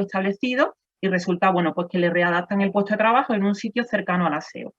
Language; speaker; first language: Spanish; native; Spanish